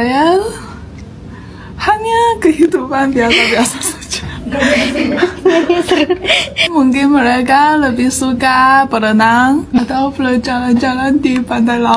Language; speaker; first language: Indonesian; non-native, learner; Chinese